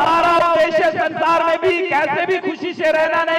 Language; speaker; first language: Hindi; native; Hindi